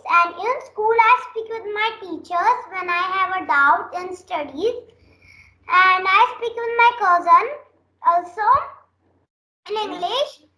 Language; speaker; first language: English; non-native, learner; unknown